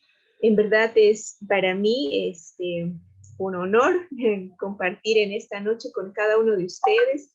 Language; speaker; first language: Spanish; native; Spanish